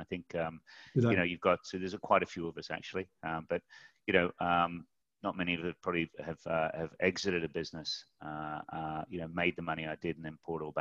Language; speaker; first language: English; native; English